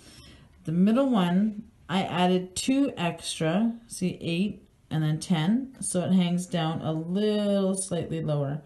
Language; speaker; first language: English; native; English